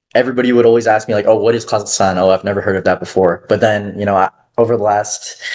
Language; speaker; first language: English; early bilingual, other home language; Kazakh